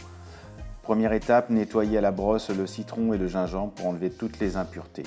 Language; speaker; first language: French; native; French